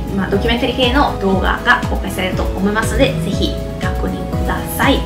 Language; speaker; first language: Japanese; non-native, fluent; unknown